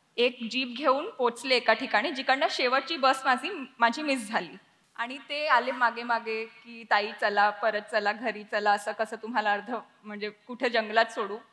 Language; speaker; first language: Marathi; non-native, local second language; Punjabi